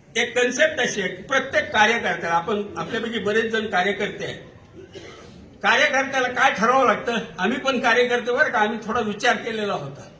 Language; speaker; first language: Marathi; non-native, local second language; Urdu